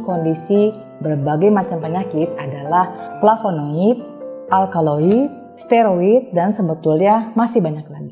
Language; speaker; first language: Indonesian; native; Indonesian